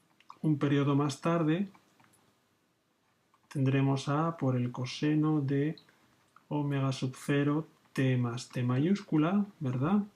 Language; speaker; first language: Spanish; native; Spanish